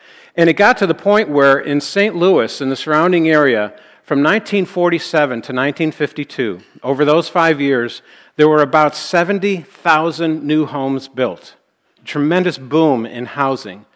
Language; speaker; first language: English; native; English